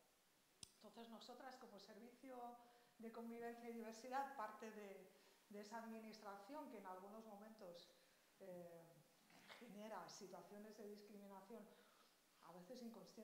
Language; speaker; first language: Spanish; native; Spanish